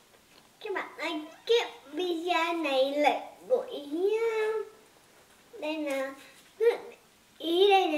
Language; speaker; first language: Vietnamese; early bilingual, heritage; Vietnamese